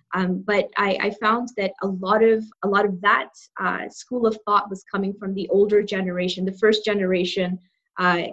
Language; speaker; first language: English; non-native, local second language; Urdu